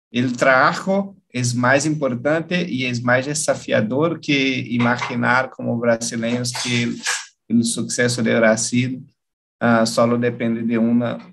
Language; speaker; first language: Spanish; non-native, learner; Portuguese